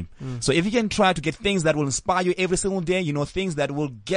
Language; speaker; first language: English; non-native, local second language; Northern Sotho